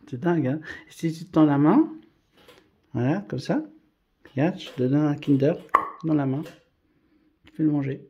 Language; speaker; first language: French; native; French